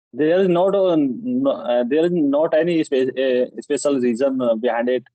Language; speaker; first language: English; non-native, local second language; Hindi